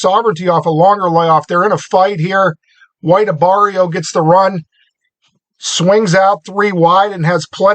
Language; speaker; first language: English; native; English